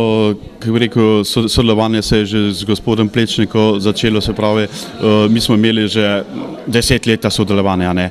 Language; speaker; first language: Slovenian; early bilingual, heritage; Slovenian